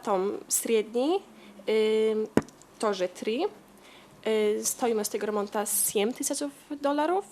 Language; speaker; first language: Russian; non-native, learner; Polish